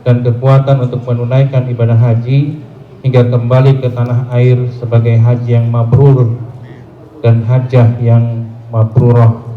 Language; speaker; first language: Indonesian; native; Indonesian